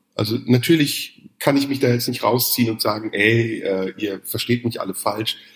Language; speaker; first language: German; early bilingual, other home language; Turkish